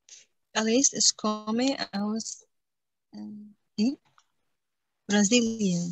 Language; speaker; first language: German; non-native, learner; Arabic